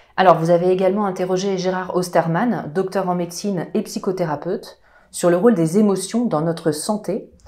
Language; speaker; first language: French; native; French